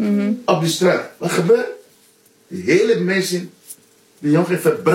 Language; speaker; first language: Dutch; non-native, learner; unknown